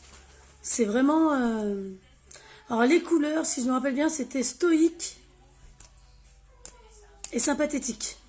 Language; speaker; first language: French; native; French